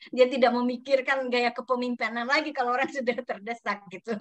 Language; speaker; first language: Indonesian; native; Indonesian